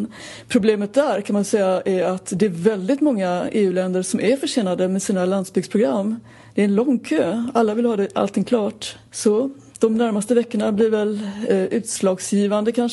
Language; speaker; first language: Swedish; native; Swedish